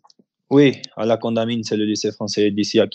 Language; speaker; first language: French; early bilingual, heritage; French